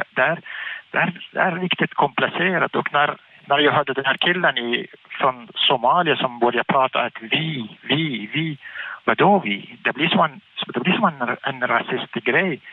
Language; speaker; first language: Swedish; non-native, fluent; Arabic